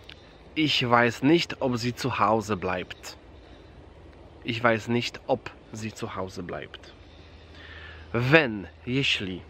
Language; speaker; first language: German; non-native, fluent; Polish